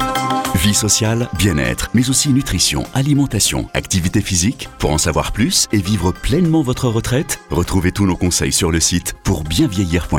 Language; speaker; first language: French; native; French